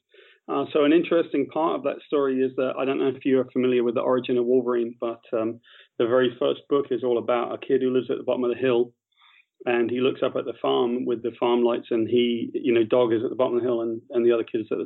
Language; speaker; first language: English; native; English